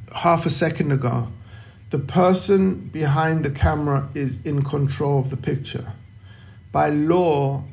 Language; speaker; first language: English; native; English